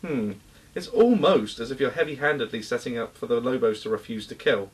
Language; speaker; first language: English; native; English